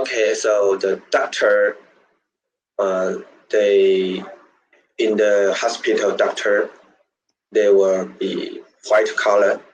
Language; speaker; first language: English; non-native, learner; Chinese